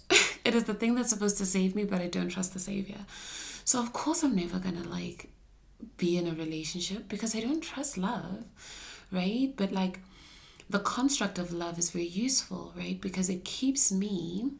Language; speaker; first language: English; non-native, local second language; Shona